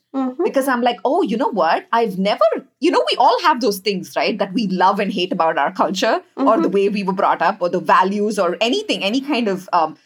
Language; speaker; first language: English; non-native, local second language; Kannada